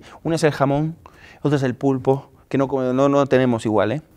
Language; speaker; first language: Spanish; native; Spanish